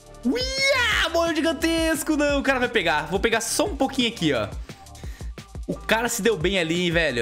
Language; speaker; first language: Portuguese; native; Portuguese